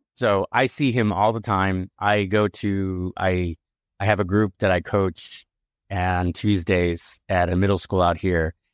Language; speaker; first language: English; native; English